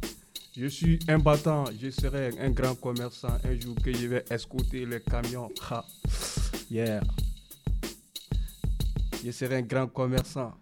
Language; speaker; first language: French; non-native, learner; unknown